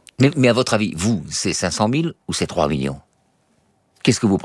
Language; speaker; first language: French; native; French